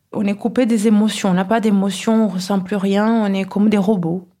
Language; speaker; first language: French; non-native, local second language; Kinyarwanda